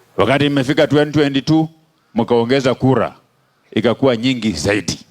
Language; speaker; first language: Swahili; non-native, local second language; Luyia